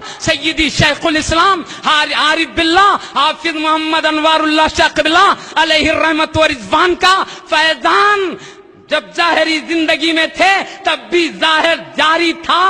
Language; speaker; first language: Urdu; native; Urdu